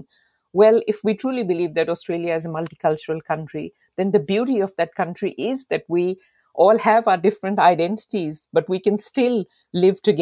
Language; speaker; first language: English; non-native, local second language; Urdu